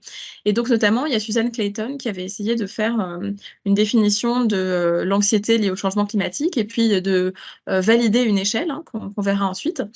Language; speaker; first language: French; native; French